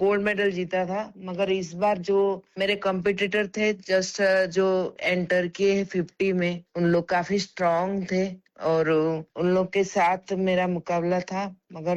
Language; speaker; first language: Hindi; non-native, local second language; Odia